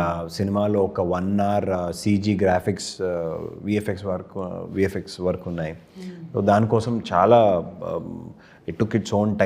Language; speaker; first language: Telugu; non-native, learner; Kannada